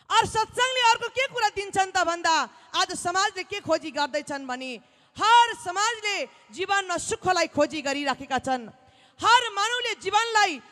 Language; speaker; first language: Nepali; native; Nepali